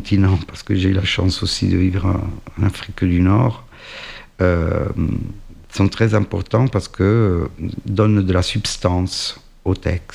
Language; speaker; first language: French; non-native, fluent; Italian